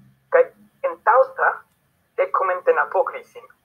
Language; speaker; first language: Greek; non-native, learner; Spanish